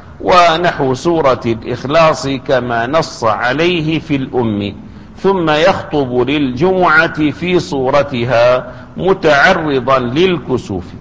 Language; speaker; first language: Arabic; native; Arabic